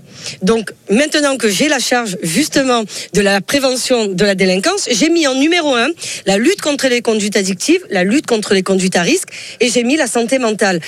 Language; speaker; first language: French; native; French